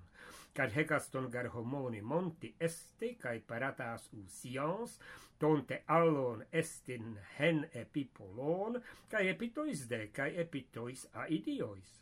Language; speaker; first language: Greek; non-native, fluent; English